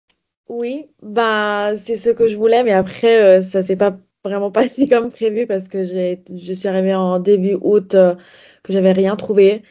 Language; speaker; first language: French; non-native, fluent; Italian